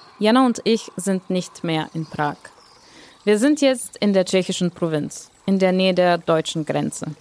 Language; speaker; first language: German; non-native, fluent; Bulgarian